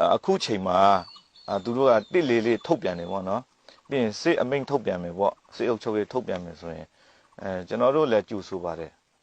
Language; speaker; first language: Burmese; non-native, local second language; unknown